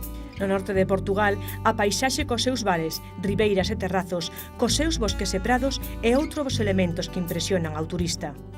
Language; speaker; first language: Galician; native; Galician